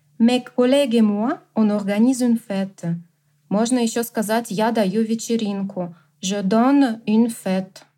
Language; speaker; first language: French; non-native, fluent; Russian